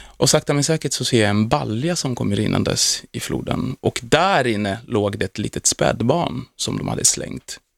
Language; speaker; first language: Swedish; early bilingual, other home language; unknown